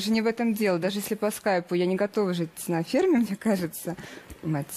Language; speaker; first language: Russian; native; Russian